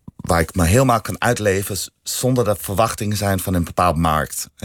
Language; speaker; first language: Dutch; non-native, fluent; Danish